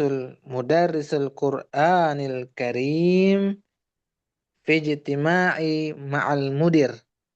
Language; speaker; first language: Arabic; non-native, learner; Indonesian